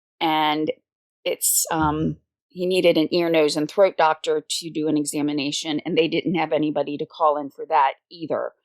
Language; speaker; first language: English; native; English